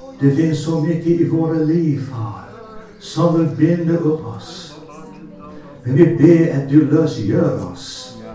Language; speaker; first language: Swedish; non-native, fluent; English